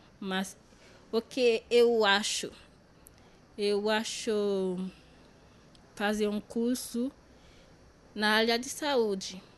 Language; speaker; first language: Portuguese; non-native, learner; Haitian Creole